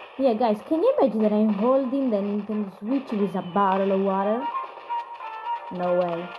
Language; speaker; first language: English; non-native, learner; Italian